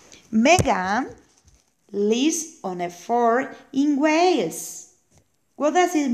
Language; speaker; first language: English; non-native, fluent; Spanish